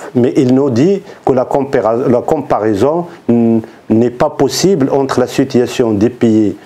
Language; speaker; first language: French; non-native, local second language; Arabic